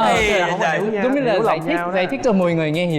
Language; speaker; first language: Vietnamese; non-native, fluent; Korean